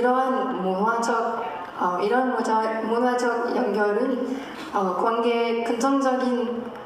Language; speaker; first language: Korean; non-native, fluent; French